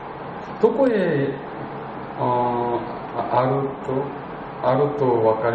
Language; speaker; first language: Japanese; non-native, learner; Korean